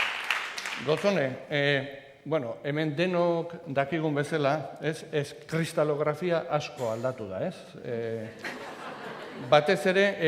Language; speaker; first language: Basque; native; Basque